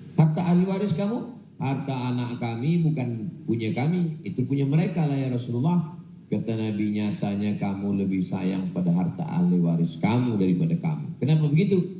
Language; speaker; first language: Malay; non-native, local second language; Minangkabau